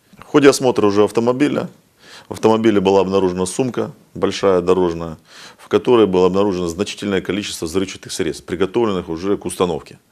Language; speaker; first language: Russian; native; Russian